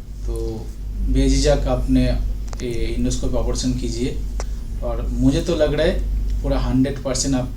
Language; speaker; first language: Hindi; non-native, local second language; Bangla